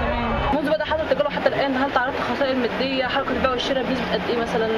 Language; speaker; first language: Arabic; native; Arabic